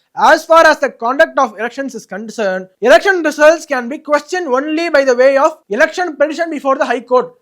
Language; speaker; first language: English; non-native, local second language; Tamil